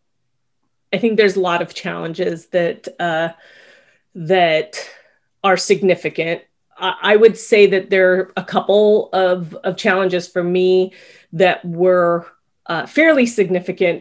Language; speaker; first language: English; native; English